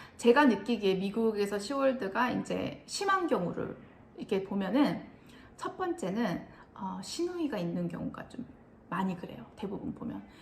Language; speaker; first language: Korean; native; Korean